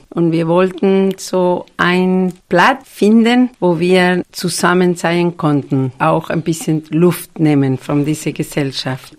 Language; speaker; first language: German; non-native, fluent; Spanish